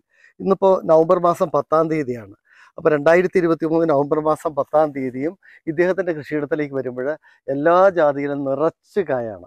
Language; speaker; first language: Malayalam; native; Malayalam